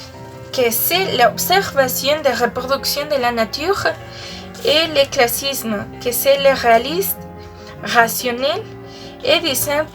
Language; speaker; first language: French; non-native, learner; Spanish